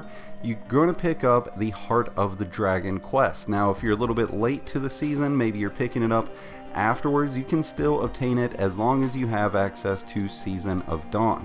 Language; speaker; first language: English; native; English